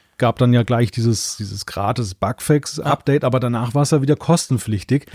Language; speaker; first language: German; native; German